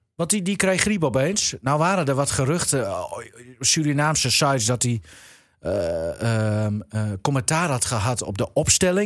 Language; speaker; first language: Dutch; native; Dutch